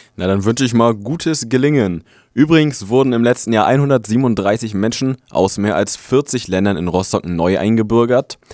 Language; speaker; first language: German; native; German